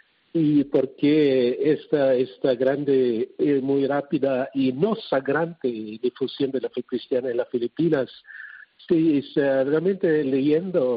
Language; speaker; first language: Spanish; non-native, fluent; Cebuano